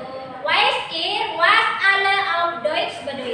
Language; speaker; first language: German; non-native, fluent; Indonesian